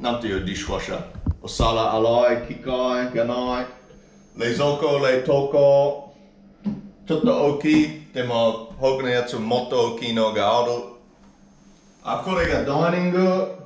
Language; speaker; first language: Japanese; non-native, learner; English